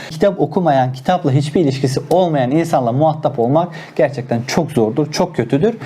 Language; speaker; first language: Turkish; non-native, local second language; Azerbaijani